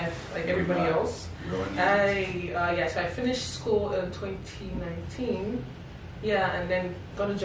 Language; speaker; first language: English; non-native, local second language; Igbo